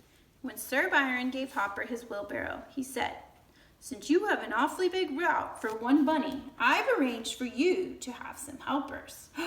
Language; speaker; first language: English; native; English